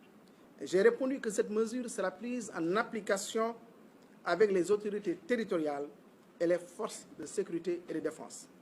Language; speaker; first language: French; non-native, local second language; Wolof